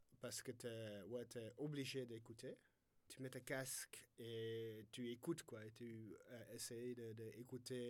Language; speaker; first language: French; non-native, fluent; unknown